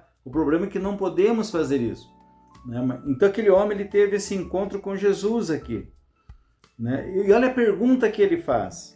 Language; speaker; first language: Portuguese; native; Portuguese